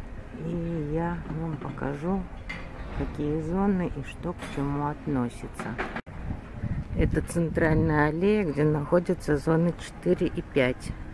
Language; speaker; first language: Russian; native; Russian